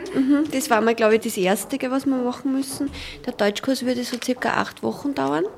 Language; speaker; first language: German; native; German